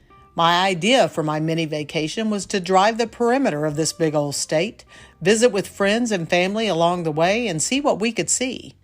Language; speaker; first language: English; native; English